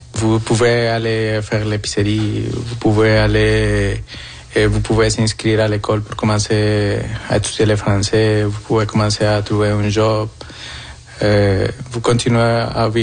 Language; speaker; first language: French; non-native, fluent; Spanish